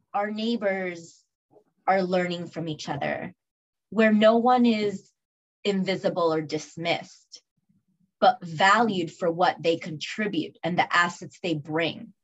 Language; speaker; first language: English; early bilingual, other home language; Spanish